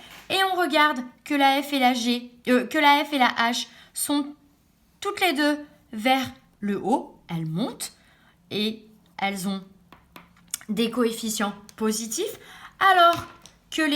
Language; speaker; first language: French; native; French